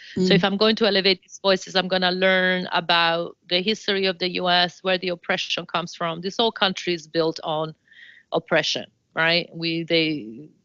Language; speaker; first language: English; non-native, fluent; Italian